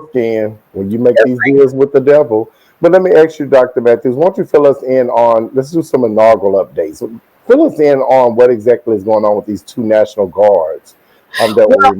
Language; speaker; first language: English; native; English